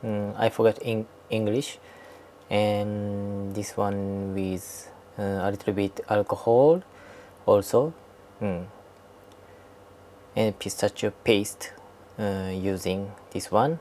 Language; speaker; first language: English; non-native, learner; Japanese